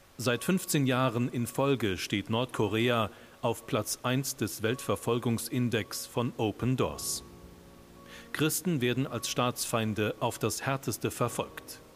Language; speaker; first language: German; native; German